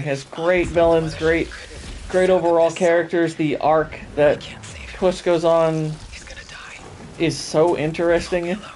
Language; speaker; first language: English; native; English